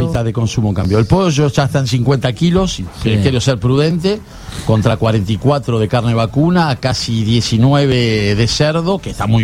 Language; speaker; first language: Spanish; native; Spanish